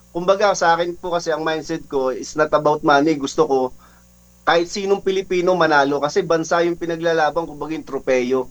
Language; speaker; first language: Filipino; native; Filipino